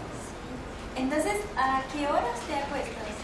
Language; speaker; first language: Spanish; non-native, fluent; Portuguese